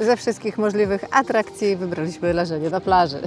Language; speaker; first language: Polish; native; Polish